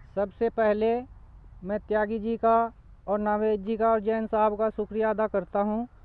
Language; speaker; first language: Hindi; native; Hindi